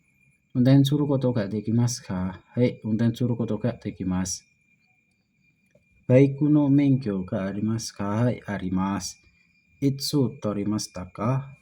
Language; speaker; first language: Japanese; non-native, learner; Indonesian